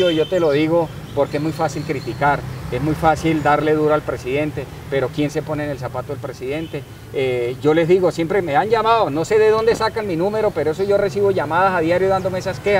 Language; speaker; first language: Spanish; native; Spanish